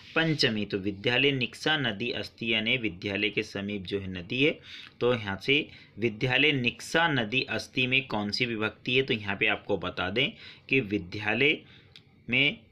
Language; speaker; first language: Hindi; native; Hindi